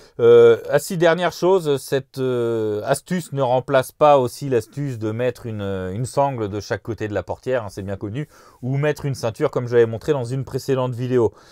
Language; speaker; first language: French; native; French